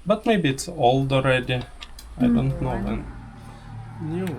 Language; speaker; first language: English; non-native, learner; Russian